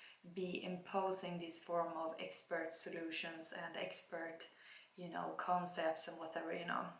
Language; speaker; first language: English; non-native, fluent; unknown